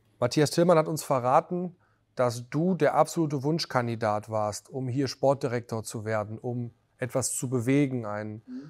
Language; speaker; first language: German; native; German